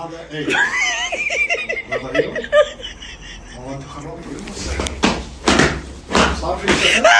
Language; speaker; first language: Arabic; native; Arabic